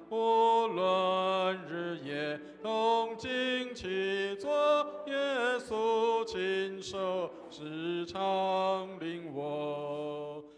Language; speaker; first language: Chinese; native; Chinese